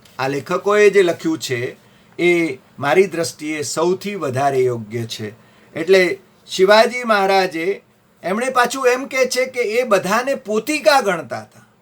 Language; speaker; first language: Gujarati; native; Gujarati